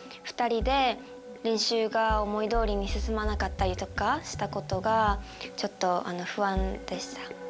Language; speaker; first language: Japanese; native; Japanese